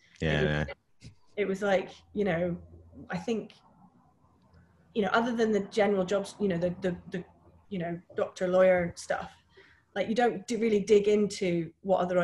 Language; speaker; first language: English; native; English